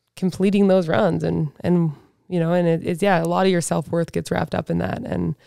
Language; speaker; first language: English; native; English